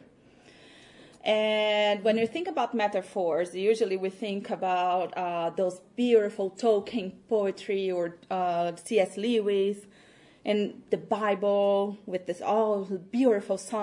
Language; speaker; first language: English; non-native, fluent; Portuguese